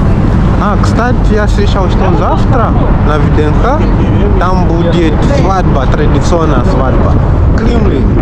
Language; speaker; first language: Russian; non-native, learner; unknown